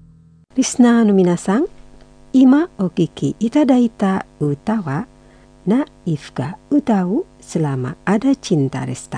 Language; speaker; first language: Japanese; non-native, fluent; Indonesian